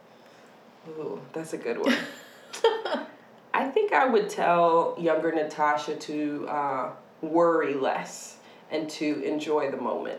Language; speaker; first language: English; native; English